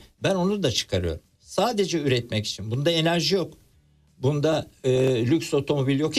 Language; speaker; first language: Turkish; native; Turkish